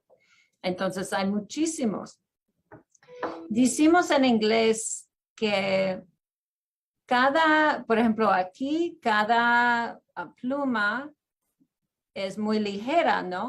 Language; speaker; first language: Spanish; non-native, fluent; English